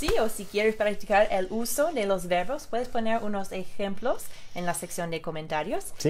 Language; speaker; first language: Spanish; non-native, fluent; English